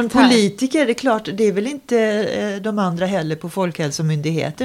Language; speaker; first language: Swedish; native; Swedish